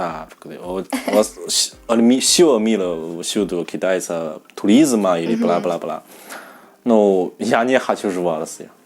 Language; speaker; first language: Russian; non-native, learner; Chinese